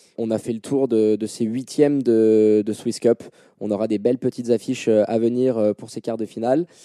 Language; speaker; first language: French; native; French